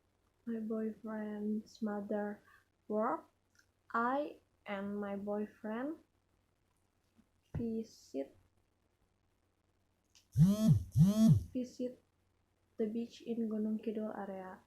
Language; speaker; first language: English; non-native, learner; Indonesian